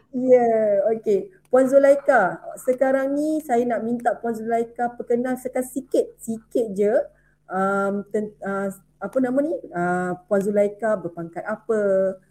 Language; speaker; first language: Malay; native; Malay